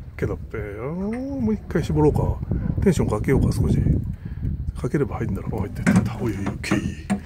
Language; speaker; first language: Japanese; native; Japanese